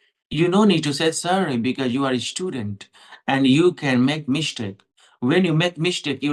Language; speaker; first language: English; non-native, local second language; Hindi